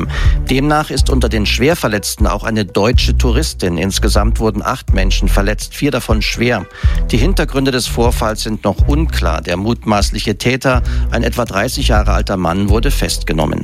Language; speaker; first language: German; native; German